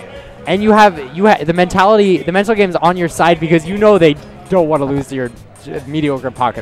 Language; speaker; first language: English; native; English